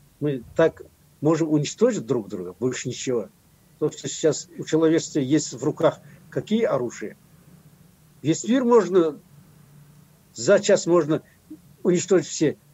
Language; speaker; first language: Russian; non-native, local second language; Kazakh